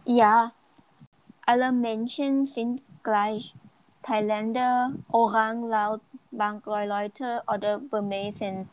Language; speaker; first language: German; non-native, learner; Thai